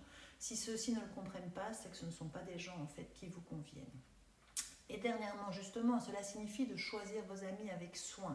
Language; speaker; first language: French; native; French